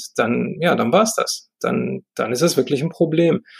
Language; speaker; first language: German; early bilingual, heritage; Romanian